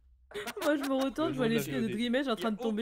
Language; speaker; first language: French; native; French